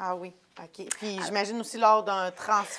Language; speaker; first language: French; native; French